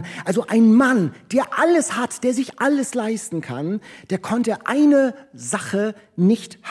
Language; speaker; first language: German; native; German